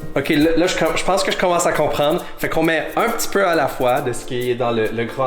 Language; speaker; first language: French; native; French